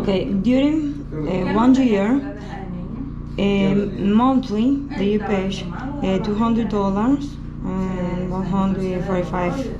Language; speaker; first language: English; non-native, learner; Spanish